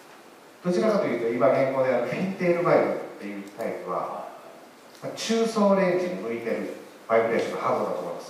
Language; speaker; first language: Japanese; native; Japanese